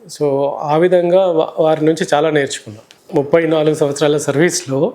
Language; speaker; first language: Telugu; native; Telugu